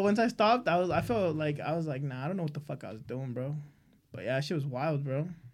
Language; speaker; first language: English; early bilingual, other home language; Spanish